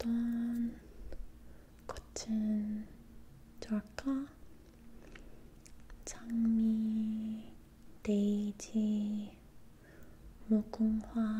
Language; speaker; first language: Korean; non-native, learner; English